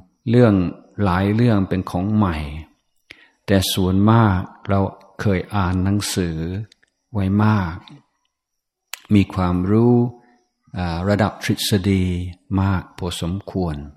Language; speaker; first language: Thai; non-native, fluent; English